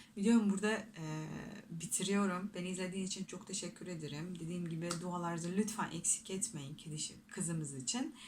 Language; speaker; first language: Turkish; non-native, fluent; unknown